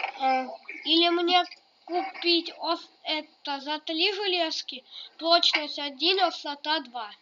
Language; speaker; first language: Russian; native; Russian